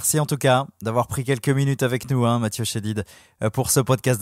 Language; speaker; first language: French; native; French